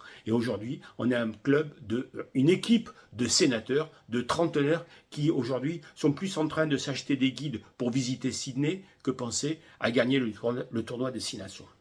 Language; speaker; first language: French; native; French